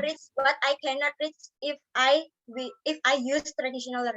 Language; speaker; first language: English; non-native, learner; Indonesian